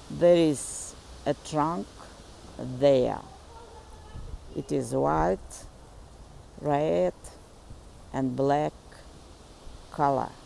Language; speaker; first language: English; non-native, learner; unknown